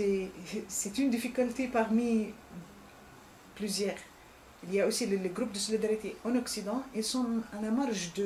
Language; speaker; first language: French; non-native, fluent; Arabic